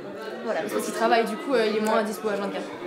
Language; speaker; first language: French; native; French